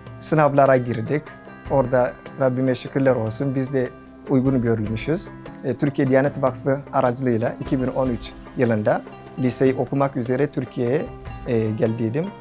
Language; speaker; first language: Turkish; non-native, fluent; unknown